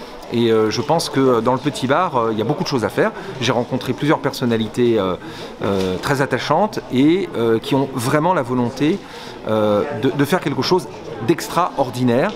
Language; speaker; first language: French; native; French